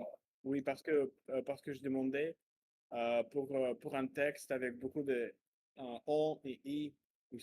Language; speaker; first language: French; non-native, learner; Russian